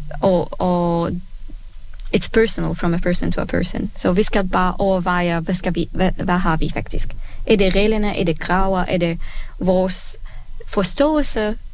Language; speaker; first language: Danish; non-native, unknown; Arabic